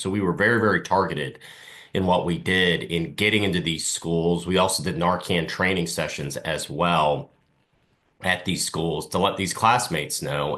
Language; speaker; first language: English; native; English